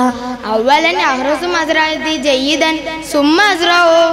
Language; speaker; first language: Arabic; non-native, learner; Malayalam